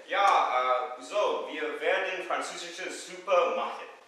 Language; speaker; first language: German; non-native, learner; English